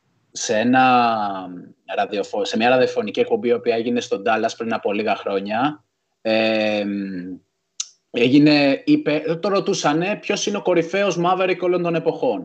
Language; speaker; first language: Greek; native; Greek